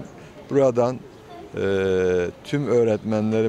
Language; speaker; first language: Turkish; native; Turkish